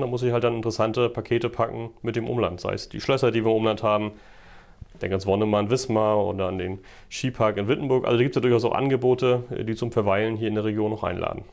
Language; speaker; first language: German; native; German